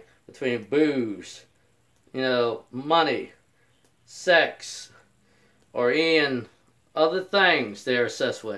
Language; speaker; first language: English; native; English